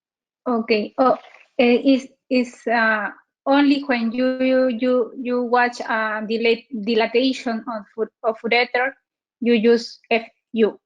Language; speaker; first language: English; non-native, learner; Spanish